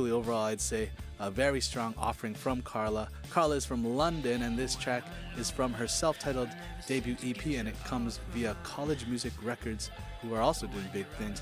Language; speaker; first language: English; native; English